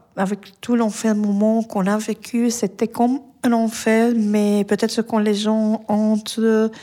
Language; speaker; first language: French; non-native, fluent; Arabic